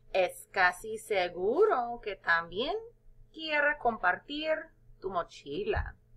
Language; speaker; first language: Spanish; non-native, fluent; English